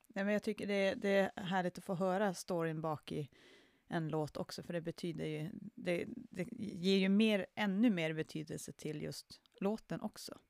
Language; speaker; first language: Swedish; native; Swedish